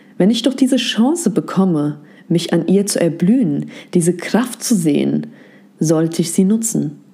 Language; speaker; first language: German; native; German